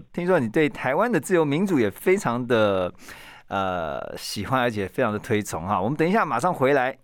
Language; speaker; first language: Chinese; native; Chinese